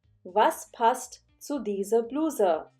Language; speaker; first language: German; non-native, fluent; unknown